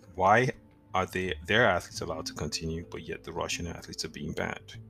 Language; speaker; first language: English; non-native, local second language; Yoruba